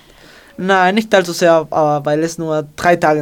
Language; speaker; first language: German; non-native, learner; Spanish